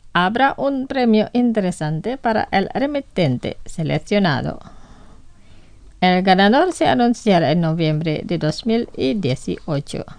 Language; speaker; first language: Spanish; non-native, fluent; Indonesian